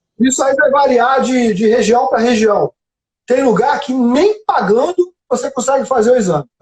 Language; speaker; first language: Portuguese; native; Portuguese